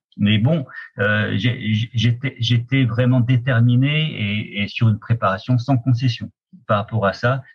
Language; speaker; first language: French; native; French